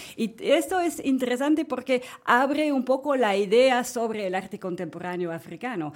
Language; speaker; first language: Spanish; non-native, fluent; French